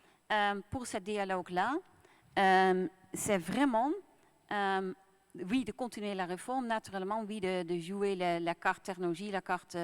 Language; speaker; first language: French; non-native, fluent; Dutch